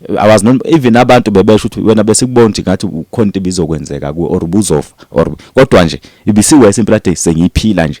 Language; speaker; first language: Zulu; native; Zulu